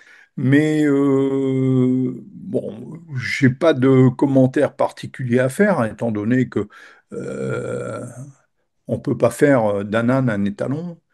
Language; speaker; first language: French; native; French